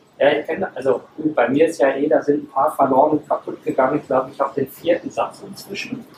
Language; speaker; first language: German; native; German